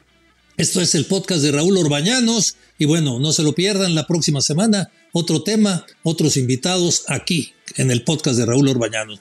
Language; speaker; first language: Spanish; native; Spanish